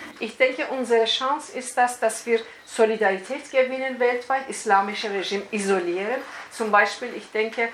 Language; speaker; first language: German; non-native, fluent; Persian